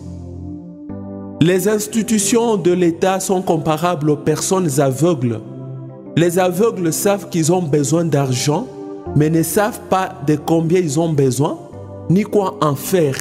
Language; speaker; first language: French; non-native, local second language; Swahili